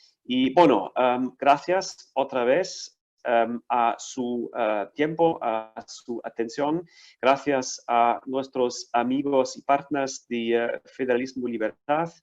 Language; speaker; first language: Spanish; non-native, fluent; German